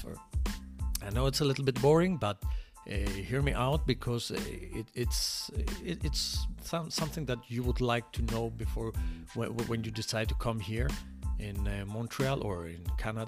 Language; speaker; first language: English; non-native, fluent; Greek